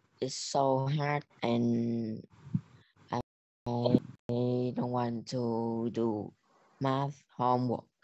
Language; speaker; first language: English; non-native, learner; Vietnamese